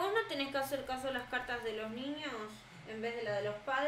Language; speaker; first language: Spanish; native; Spanish